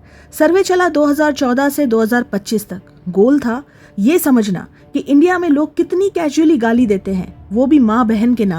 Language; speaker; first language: Hindi; native; Hindi